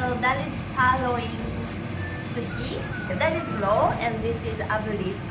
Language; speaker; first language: English; non-native, fluent; Japanese